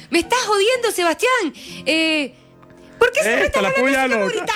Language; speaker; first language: Spanish; native; Spanish